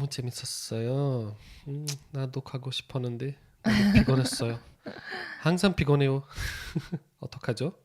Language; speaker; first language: Korean; non-native, fluent; Portuguese